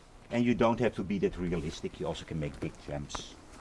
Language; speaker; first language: English; non-native, fluent; Dutch